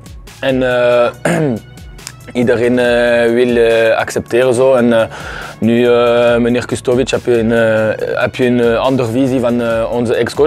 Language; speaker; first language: Dutch; non-native, learner; French